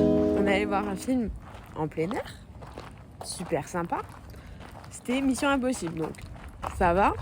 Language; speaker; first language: French; native; French